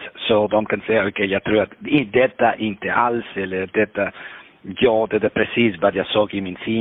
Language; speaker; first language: Swedish; non-native, fluent; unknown